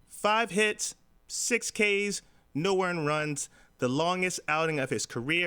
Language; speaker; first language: English; native; English